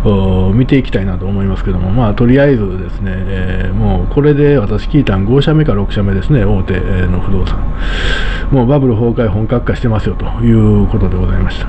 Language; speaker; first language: Japanese; native; Japanese